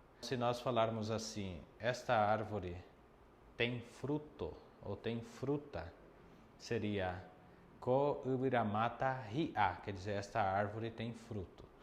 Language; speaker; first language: Portuguese; non-native, fluent; Guarani